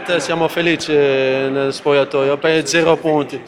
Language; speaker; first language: Italian; non-native, fluent; Dutch